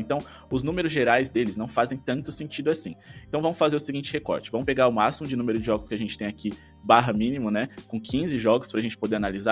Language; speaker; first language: Portuguese; native; Portuguese